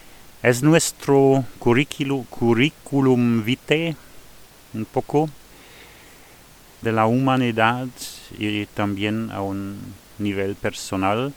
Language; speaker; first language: Spanish; non-native, fluent; Luxembourgish